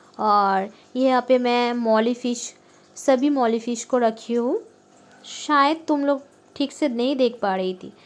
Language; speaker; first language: Hindi; non-native, local second language; Bangla